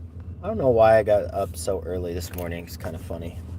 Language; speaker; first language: English; native; English